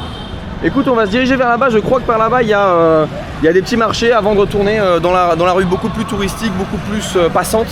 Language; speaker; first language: French; native; French